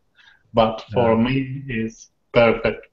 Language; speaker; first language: English; non-native, learner; Polish